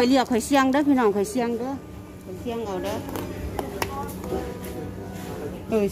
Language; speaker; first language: French; non-native, learner; Thai